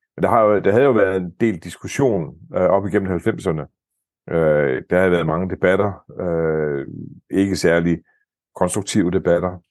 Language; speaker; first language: Danish; native; Danish